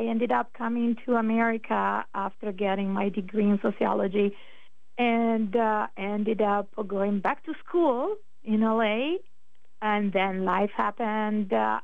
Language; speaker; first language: English; non-native, fluent; Italian